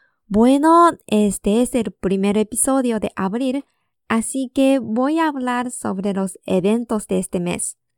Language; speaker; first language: Spanish; non-native, fluent; Japanese